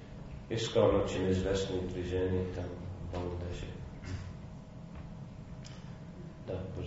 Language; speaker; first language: Russian; non-native, fluent; English